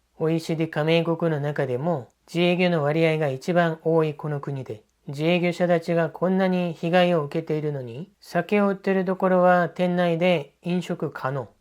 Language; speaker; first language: Japanese; non-native, fluent; Korean